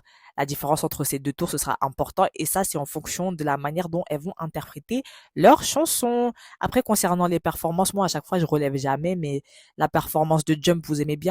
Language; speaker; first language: French; native; French